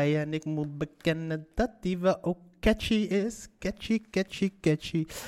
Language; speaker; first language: Dutch; early bilingual, other home language; Arabic